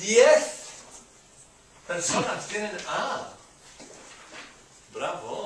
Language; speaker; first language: Spanish; non-native, fluent; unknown